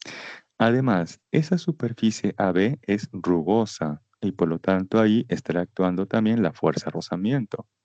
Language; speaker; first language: Spanish; native; Spanish